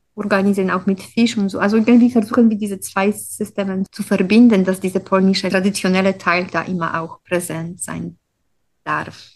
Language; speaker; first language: German; non-native, fluent; Polish